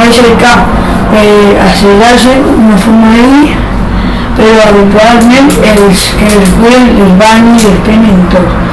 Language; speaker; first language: Catalan; non-native, local second language; Spanish